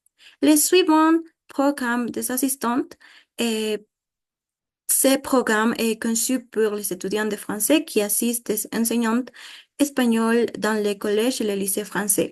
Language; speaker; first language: French; non-native, fluent; Spanish